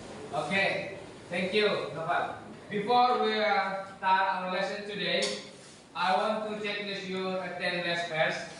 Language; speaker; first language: English; non-native, learner; Indonesian